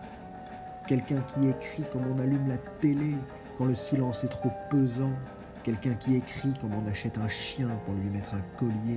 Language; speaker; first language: French; native; French